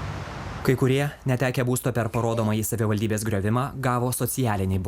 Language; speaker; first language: Lithuanian; native; Lithuanian